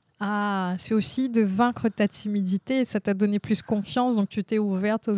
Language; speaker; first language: French; non-native, local second language; Réunion Creole French